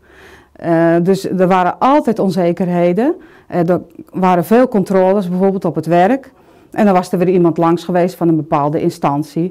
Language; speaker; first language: Dutch; native; Dutch